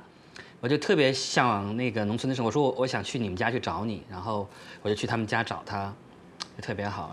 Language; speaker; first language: Chinese; native; Chinese